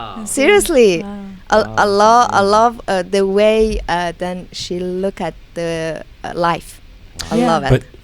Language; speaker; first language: English; non-native, learner; Persian